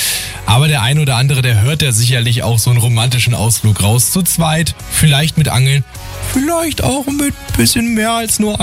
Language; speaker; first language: German; native; German